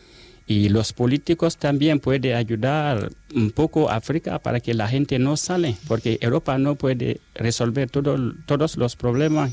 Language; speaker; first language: Spanish; non-native, fluent; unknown